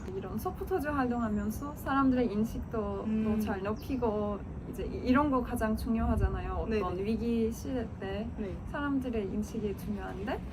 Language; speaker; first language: Korean; non-native, fluent; Turkish